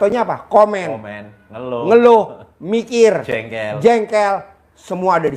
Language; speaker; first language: Indonesian; native; Indonesian